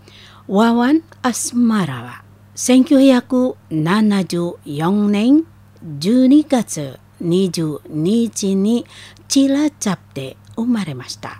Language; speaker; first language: Japanese; non-native, learner; Indonesian